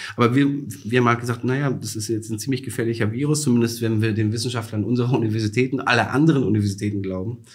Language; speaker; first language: German; native; German